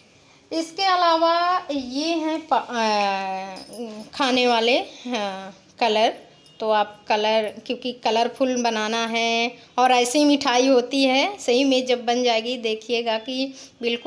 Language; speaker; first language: Hindi; native; Hindi